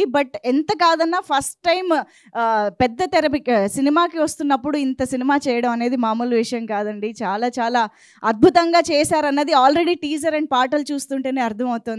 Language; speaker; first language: Telugu; native; Telugu